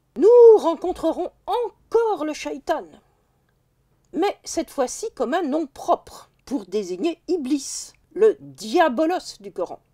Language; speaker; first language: French; native; French